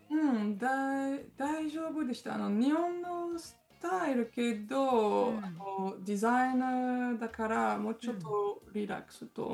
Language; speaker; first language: Japanese; non-native, learner; French